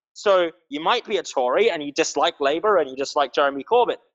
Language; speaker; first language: English; non-native, local second language; Cantonese